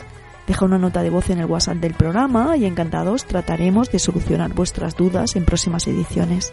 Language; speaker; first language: Spanish; native; Spanish